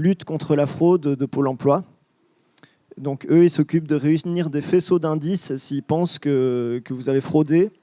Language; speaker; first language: French; native; French